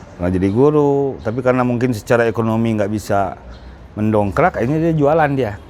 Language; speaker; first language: Indonesian; native; Indonesian